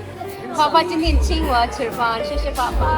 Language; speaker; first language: Chinese; non-native, fluent; Urdu